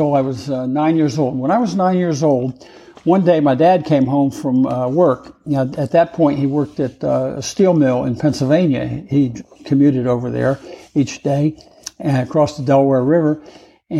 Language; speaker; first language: English; native; English